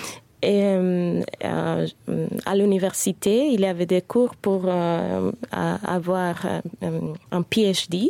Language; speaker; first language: French; non-native, fluent; Spanish